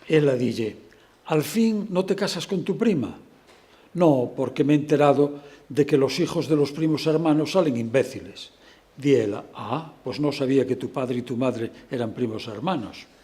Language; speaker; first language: Spanish; non-native, local second language; Galician